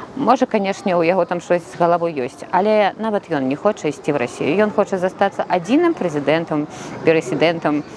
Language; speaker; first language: Belarusian; non-native, local second language; Russian